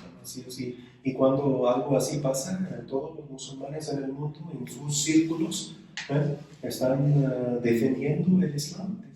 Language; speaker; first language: Spanish; non-native, fluent; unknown